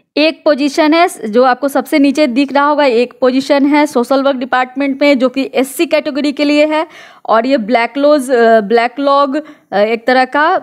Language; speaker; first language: Hindi; native; Hindi